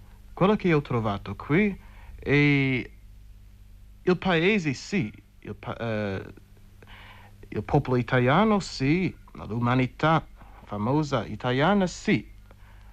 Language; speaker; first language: Italian; non-native, fluent; English